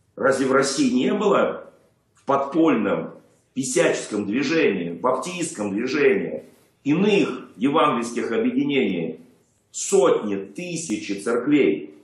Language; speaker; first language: Russian; native; Russian